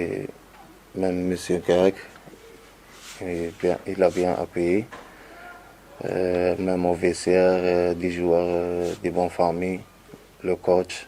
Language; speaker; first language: French; non-native, learner; Arabic